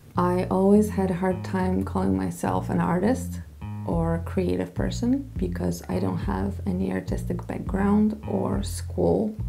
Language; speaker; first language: English; non-native, fluent; Polish